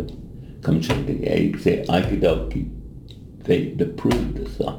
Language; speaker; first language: French; non-native, learner; English